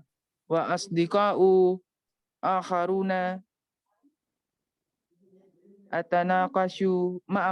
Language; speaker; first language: Arabic; non-native, learner; Indonesian